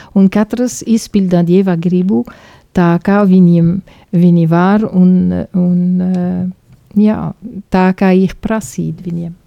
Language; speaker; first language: Latvian; non-native, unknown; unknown